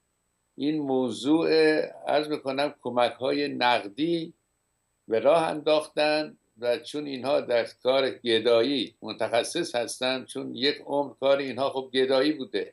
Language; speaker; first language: Persian; native; Persian